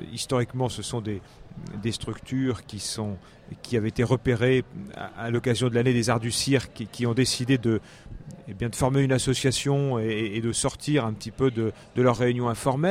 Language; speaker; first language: French; native; French